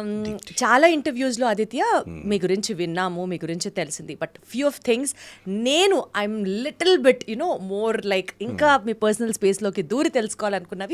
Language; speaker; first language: Telugu; native; Telugu